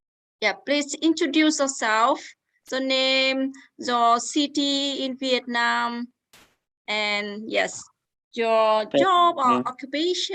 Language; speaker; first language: English; non-native, fluent; Vietnamese